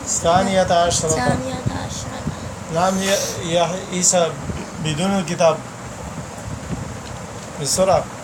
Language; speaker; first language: Arabic; non-native, fluent; Urdu